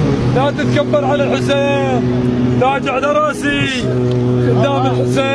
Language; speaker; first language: Arabic; native; Arabic